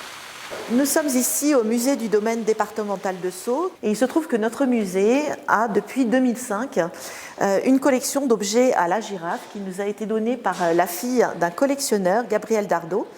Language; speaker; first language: French; native; French